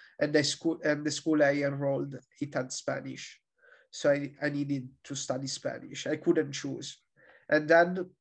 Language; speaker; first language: English; non-native, fluent; Italian